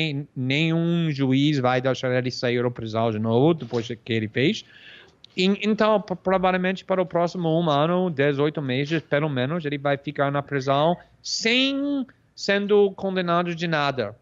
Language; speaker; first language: Portuguese; non-native, fluent; English